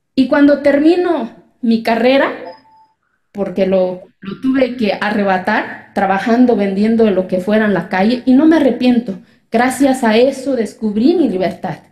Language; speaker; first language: Spanish; non-native, local second language; Zapotec